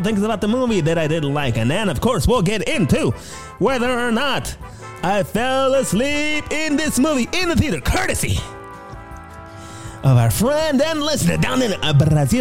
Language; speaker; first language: English; native; English